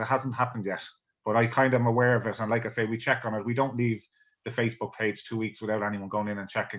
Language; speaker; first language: English; native; English